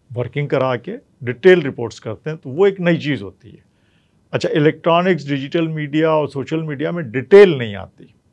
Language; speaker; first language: Urdu; native; Urdu